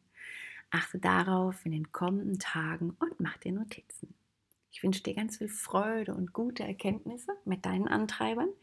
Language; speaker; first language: German; native; German